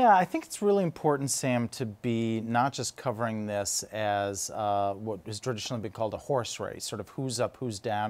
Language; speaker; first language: English; native; English